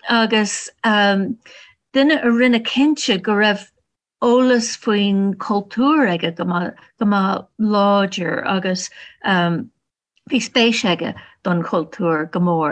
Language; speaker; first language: Irish; non-native, learner; English